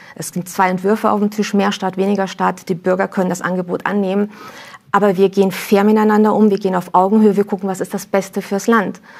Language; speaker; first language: German; early bilingual, other home language; Romanian